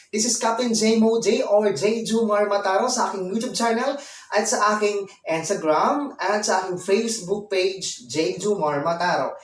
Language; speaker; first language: Filipino; non-native, local second language; Waray